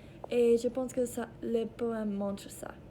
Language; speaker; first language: French; non-native, learner; English